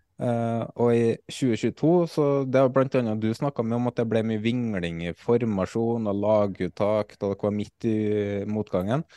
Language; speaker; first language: Norwegian; native; Norwegian